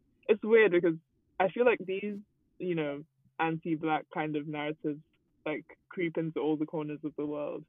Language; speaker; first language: English; non-native, local second language; Yoruba